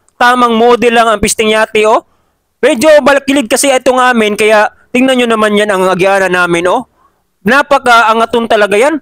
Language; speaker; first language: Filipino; non-native, local second language; Cebuano